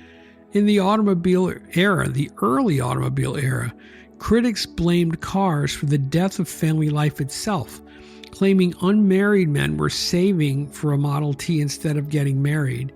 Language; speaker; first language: English; native; English